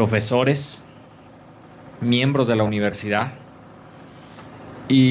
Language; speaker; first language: Spanish; native; Spanish